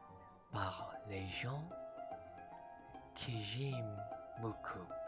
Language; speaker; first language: French; non-native, learner; Malay